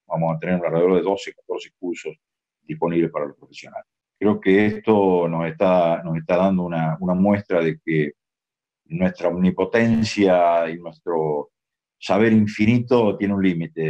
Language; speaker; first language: Spanish; native; Spanish